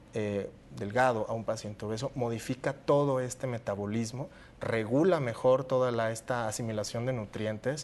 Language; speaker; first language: Spanish; native; Spanish